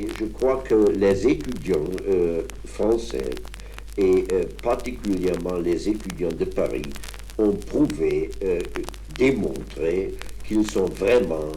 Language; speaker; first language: French; non-native, fluent; German